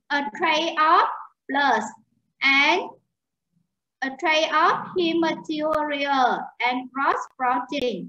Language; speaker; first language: English; non-native, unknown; Vietnamese